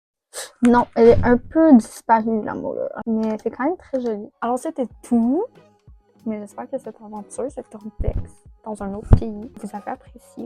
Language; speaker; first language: French; native; French